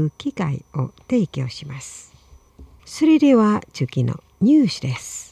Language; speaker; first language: Japanese; non-native, fluent; Indonesian